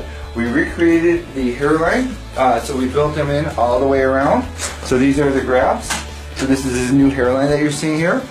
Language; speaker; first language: English; native; English